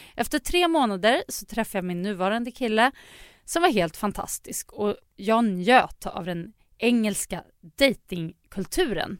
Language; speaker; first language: Swedish; native; Swedish